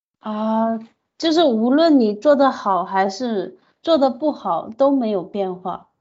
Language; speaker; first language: Chinese; native; Chinese